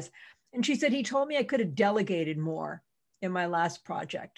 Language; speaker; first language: English; native; English